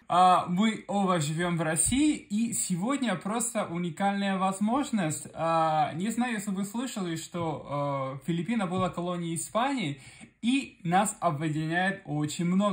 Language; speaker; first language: Russian; non-native, fluent; Spanish